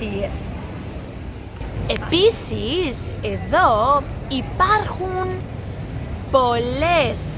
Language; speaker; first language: Greek; non-native, learner; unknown